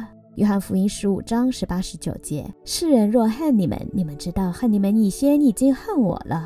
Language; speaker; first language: Chinese; native; Chinese